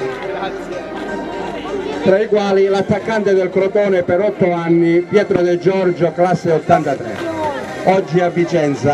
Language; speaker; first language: Italian; native; Italian